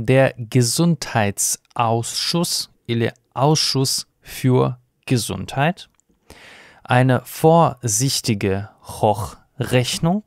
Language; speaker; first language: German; non-native, fluent; Russian